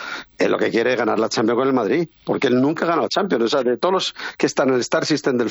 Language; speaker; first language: Spanish; native; Spanish